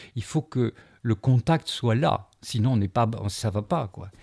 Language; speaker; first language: French; native; French